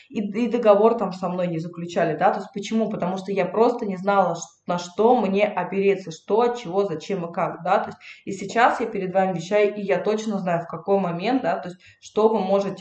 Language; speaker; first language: Russian; native; Russian